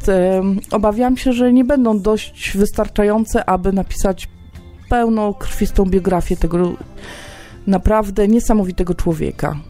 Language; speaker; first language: Polish; native; Polish